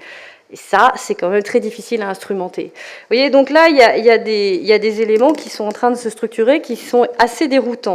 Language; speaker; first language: French; native; French